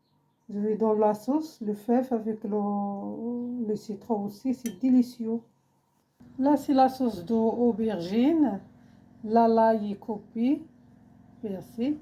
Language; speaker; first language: French; non-native, learner; Arabic